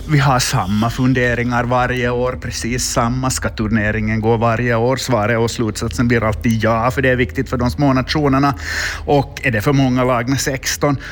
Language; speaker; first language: Swedish; native; Swedish